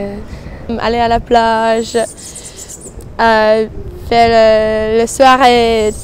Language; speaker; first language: French; non-native, learner; Finnish